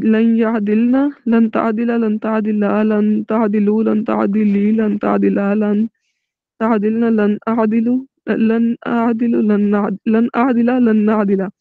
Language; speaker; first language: Arabic; non-native, learner; Urdu